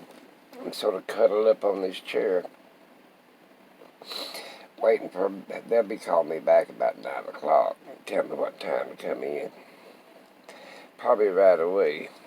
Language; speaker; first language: English; native; English